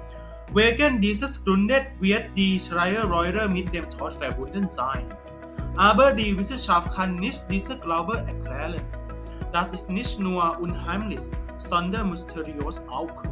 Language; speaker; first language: German; non-native, learner; Thai